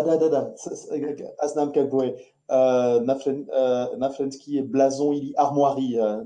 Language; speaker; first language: Bulgarian; non-native, learner; French